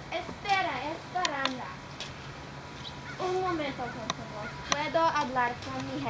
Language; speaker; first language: Spanish; non-native, learner; English